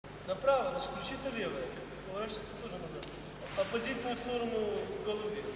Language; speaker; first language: Russian; native; Russian